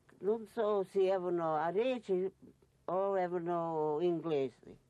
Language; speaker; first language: Italian; early bilingual, heritage; Italian